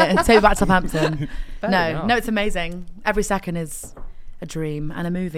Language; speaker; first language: English; native; English